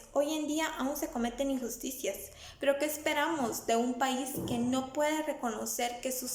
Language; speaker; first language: Spanish; native; Spanish